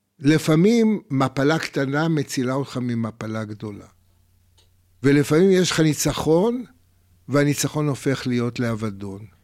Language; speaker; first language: Hebrew; native; Hebrew